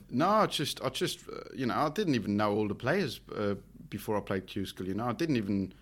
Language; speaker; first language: English; non-native, fluent; Swiss German